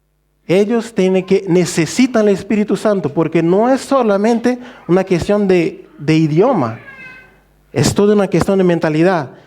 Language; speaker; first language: Spanish; non-native, fluent; Portuguese